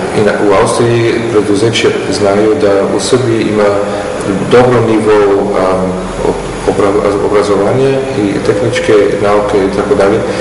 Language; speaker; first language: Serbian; non-native, learner; German